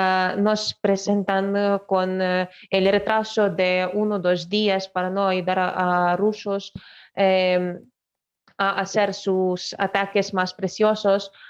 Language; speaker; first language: Spanish; non-native, fluent; Ukrainian